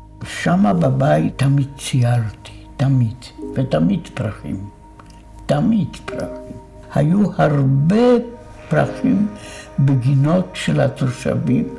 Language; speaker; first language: Hebrew; non-native, fluent; Polish